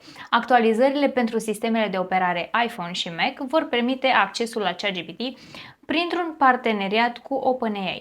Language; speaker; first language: Romanian; native; Romanian